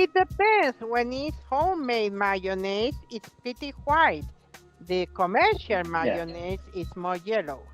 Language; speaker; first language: English; non-native, fluent; Spanish